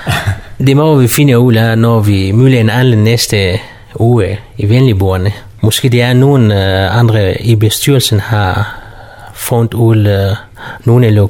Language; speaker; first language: Danish; non-native, learner; Kurdish